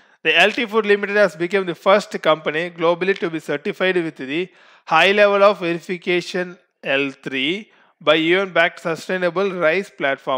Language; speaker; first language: English; non-native, local second language; Tamil